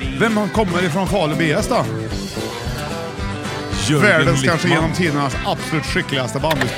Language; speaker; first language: Swedish; native; Swedish